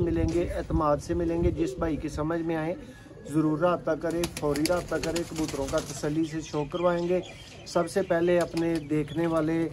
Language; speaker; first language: Hindi; non-native, local second language; Punjabi